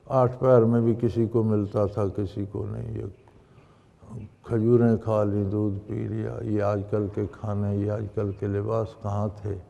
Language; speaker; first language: Urdu; non-native, local second language; Punjabi